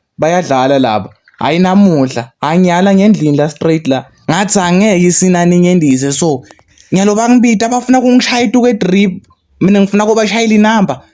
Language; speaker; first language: Zulu; non-native, local second language; Swati